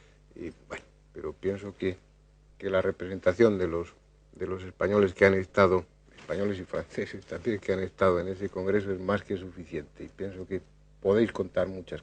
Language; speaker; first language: Spanish; native; Spanish